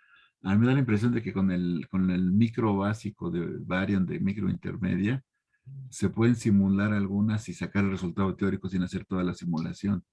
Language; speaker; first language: Spanish; native; Spanish